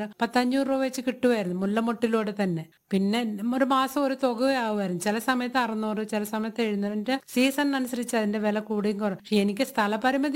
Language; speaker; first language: Malayalam; non-native, local second language; Tamil